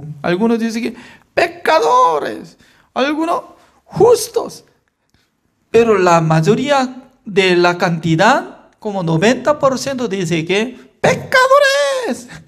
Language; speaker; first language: Spanish; non-native, fluent; Korean